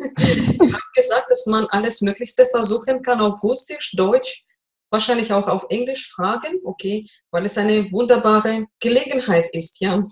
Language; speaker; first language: German; non-native, fluent; Russian